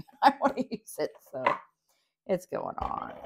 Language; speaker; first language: English; native; English